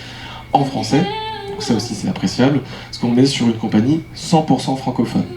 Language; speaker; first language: French; native; French